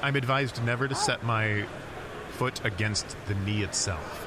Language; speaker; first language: English; native; English